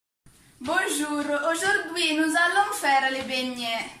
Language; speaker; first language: French; non-native, learner; Italian